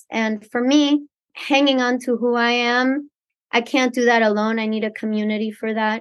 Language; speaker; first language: English; early bilingual, other home language; Spanish